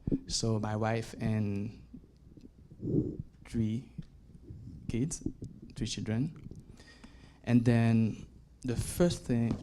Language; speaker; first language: English; non-native, learner; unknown